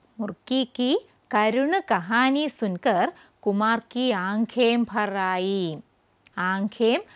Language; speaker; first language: Hindi; non-native, local second language; Malayalam